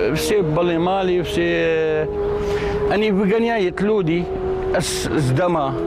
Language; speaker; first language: Russian; non-native, learner; Arabic